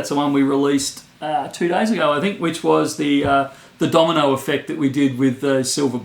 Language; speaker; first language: English; native; English